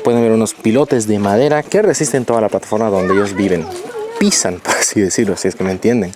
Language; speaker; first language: Spanish; native; Spanish